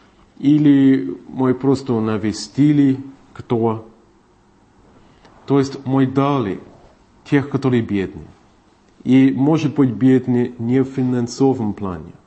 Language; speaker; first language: Russian; non-native, fluent; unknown